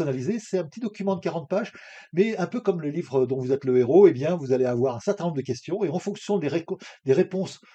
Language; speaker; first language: French; native; French